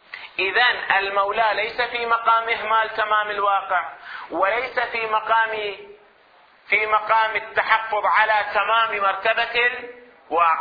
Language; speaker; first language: Arabic; native; Arabic